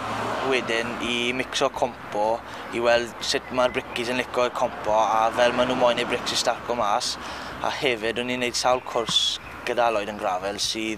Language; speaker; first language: Welsh; native; Welsh